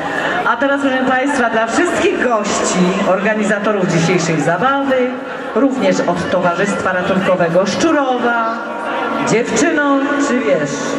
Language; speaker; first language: Polish; native; Polish